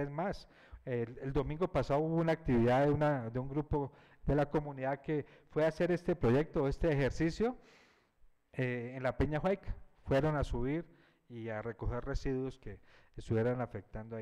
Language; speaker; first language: Spanish; native; Spanish